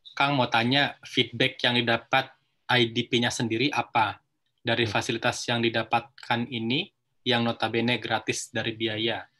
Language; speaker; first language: Indonesian; native; Indonesian